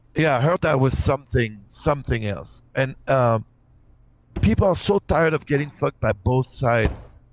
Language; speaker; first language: English; non-native, fluent; French